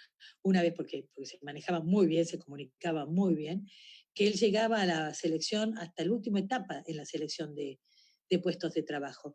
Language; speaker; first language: Spanish; native; Spanish